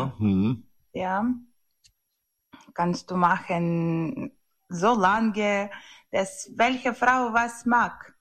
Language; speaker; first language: German; non-native, learner; Ukrainian